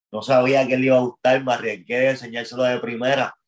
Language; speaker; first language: Spanish; native; Spanish